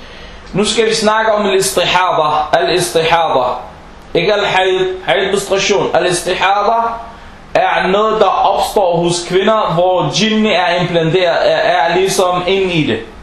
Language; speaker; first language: Danish; early bilingual, other home language; Arabic